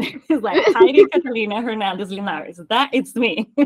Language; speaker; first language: English; non-native, fluent; Spanish